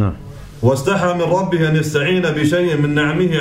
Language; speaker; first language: Arabic; native; Arabic